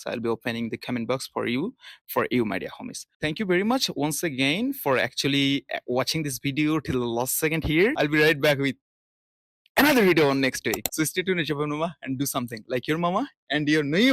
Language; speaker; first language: English; non-native, local second language; Bangla